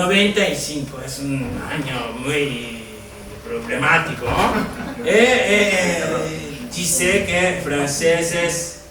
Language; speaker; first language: Spanish; non-native, fluent; Japanese